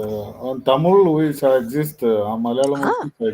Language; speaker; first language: French; non-native, learner; Tamil